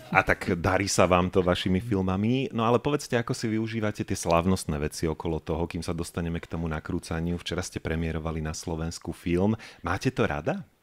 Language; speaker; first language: Slovak; native; Slovak